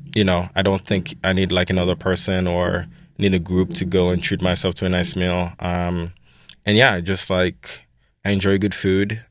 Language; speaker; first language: English; non-native, fluent; Haitian Creole